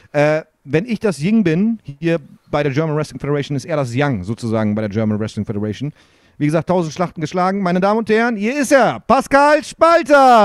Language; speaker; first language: German; native; German